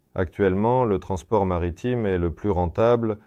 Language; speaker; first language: French; non-native, fluent; Russian